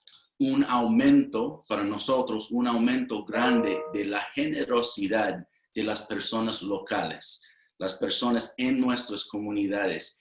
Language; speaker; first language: Spanish; non-native, fluent; English